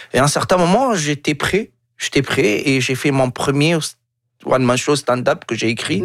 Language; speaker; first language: French; non-native, local second language; Arabic